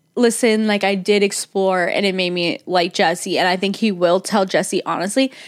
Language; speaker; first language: English; native; English